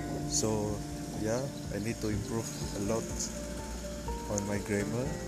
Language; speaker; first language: English; non-native, local second language; Malay